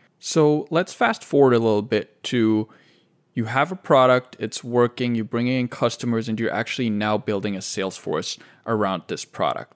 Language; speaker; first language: English; native; English